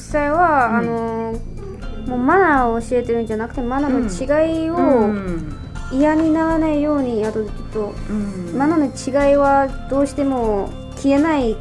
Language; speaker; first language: Japanese; non-native, fluent; Chinese